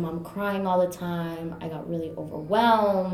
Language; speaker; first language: English; early bilingual, other home language; Spanish